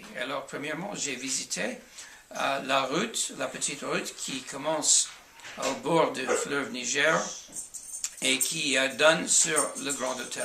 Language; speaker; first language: French; non-native, fluent; English